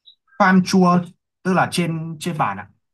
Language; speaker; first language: Chinese; non-native, learner; Vietnamese